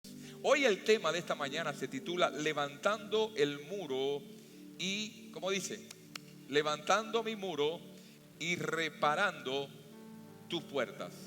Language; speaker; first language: Spanish; native; Spanish